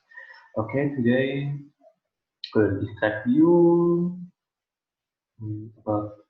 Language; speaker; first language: English; non-native, learner; Indonesian